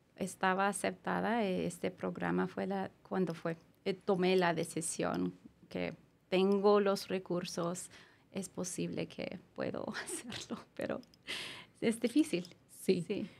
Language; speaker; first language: Spanish; non-native, learner; English